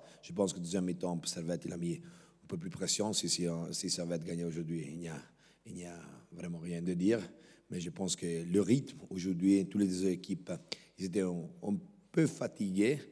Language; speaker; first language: French; non-native, local second language; Italian